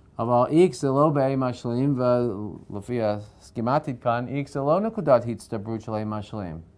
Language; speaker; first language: Hebrew; non-native, fluent; English